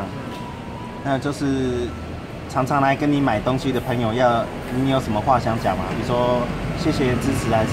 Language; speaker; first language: Chinese; native; Chinese